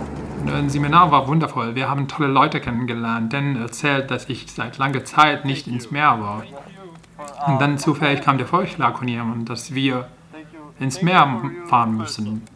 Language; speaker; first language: German; non-native, learner; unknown